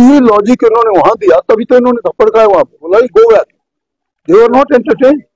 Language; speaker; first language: Hindi; native; Hindi